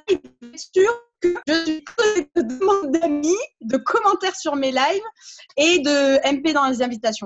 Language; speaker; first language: French; native; French